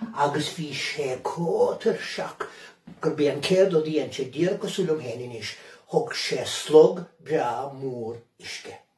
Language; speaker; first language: Irish; native; Irish